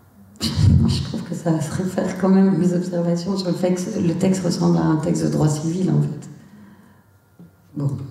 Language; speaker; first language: French; native; French